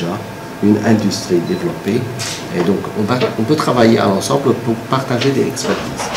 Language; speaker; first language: French; non-native, fluent; Chinese